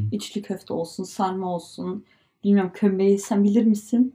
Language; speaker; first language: Turkish; early bilingual, heritage; Turkish